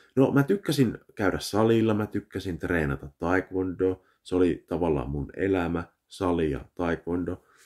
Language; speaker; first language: Finnish; early bilingual, heritage; Finnish